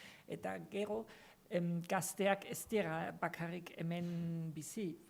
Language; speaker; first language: Basque; non-native, fluent; German